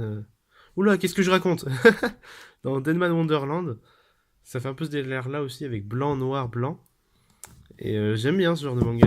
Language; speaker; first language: French; native; French